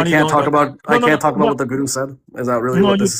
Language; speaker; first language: English; early bilingual, heritage; Punjabi